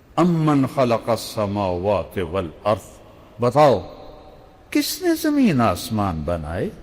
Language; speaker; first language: Urdu; non-native, local second language; Punjabi